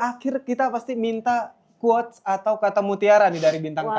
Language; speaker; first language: Indonesian; native; Indonesian